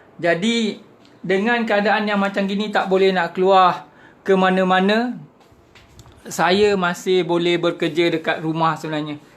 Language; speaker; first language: Malay; native; Malay